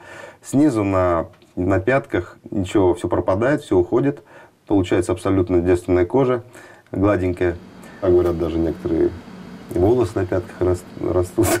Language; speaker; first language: Russian; native; Russian